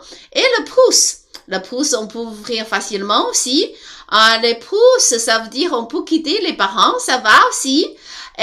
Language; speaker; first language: French; non-native, learner; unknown